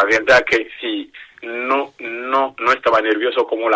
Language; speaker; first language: Spanish; non-native, learner; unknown